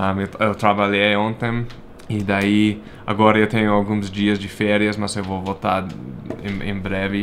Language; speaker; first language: Portuguese; non-native, fluent; English